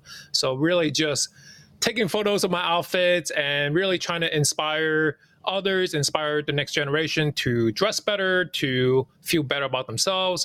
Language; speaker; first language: English; early bilingual, other home language; Cantonese